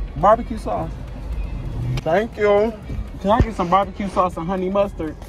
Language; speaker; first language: English; native; English